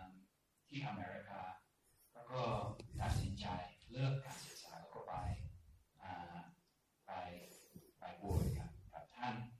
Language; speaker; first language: Thai; non-native, fluent; English